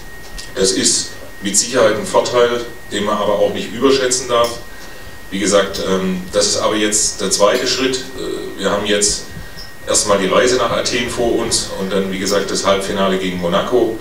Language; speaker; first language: German; native; German